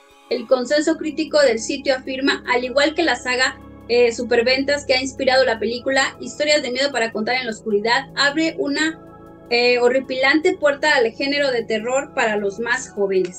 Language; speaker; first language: Spanish; native; Spanish